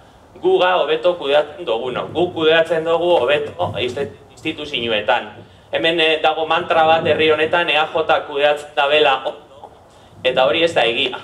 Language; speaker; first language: Basque; native; Basque